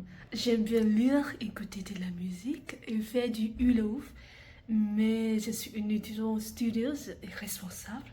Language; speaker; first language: French; non-native, fluent; Vietnamese